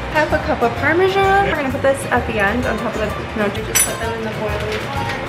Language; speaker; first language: English; native; English